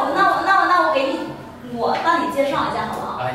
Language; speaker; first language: Chinese; non-native, fluent; Vietnamese